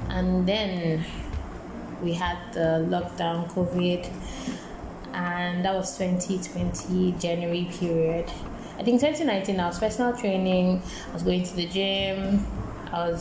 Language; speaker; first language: English; non-native, local second language; Yoruba